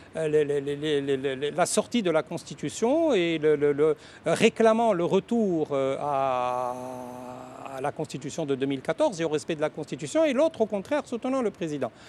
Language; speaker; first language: French; non-native, local second language; Arabic